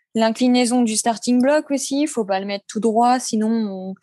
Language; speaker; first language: French; native; French